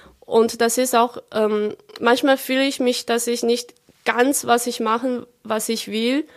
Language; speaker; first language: German; non-native, fluent; Chinese